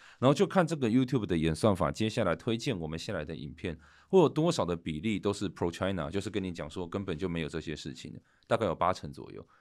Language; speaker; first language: Chinese; native; Chinese